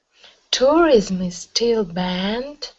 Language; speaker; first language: English; non-native, learner; Russian